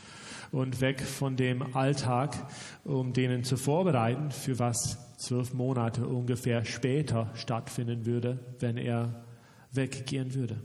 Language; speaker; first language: German; non-native, fluent; English